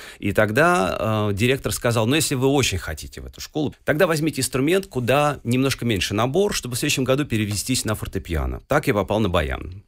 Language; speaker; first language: Russian; native; Russian